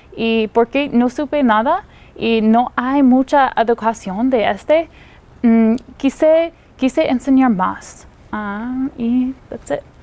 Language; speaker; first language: Spanish; non-native, learner; English